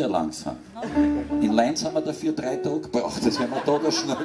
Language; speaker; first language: German; native; German